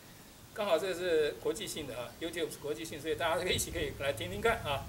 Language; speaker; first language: Chinese; native; Chinese